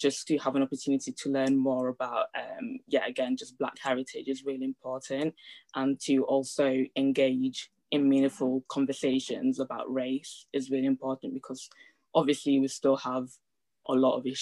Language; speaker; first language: English; early bilingual, other home language; Italian